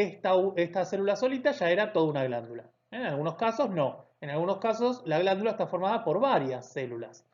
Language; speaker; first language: Spanish; native; Spanish